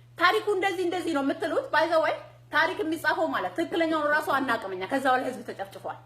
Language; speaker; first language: Amharic; non-native, local second language; Oromo